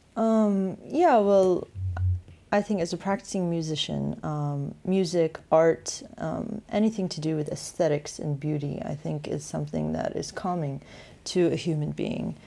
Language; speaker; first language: English; native; English